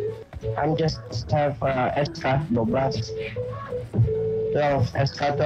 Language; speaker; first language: English; non-native, learner; Indonesian